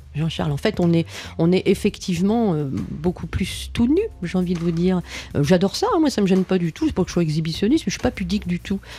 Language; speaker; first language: French; native; French